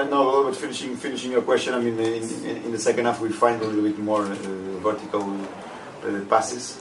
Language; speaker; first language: English; non-native, fluent; Portuguese